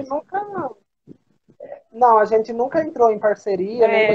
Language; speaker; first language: Portuguese; native; Portuguese